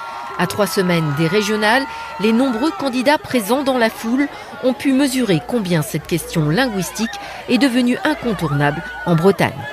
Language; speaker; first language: French; native; French